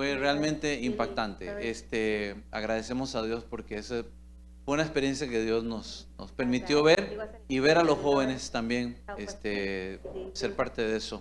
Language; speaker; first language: Spanish; native; Spanish